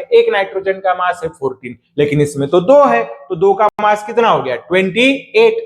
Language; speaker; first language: Hindi; non-native, local second language; Marathi